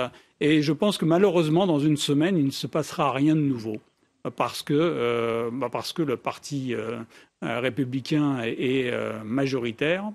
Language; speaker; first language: French; native; French